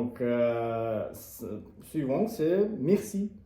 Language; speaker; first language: French; non-native, learner; Kazakh